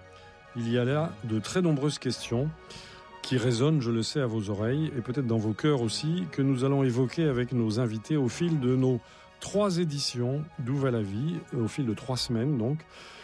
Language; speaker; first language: French; native; French